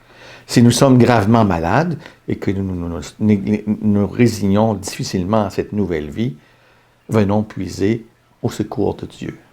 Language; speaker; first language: French; native; French